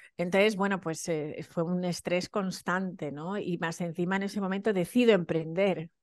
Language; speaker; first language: Spanish; early bilingual, other home language; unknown